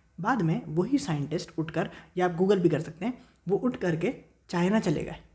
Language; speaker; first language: Urdu; native; Urdu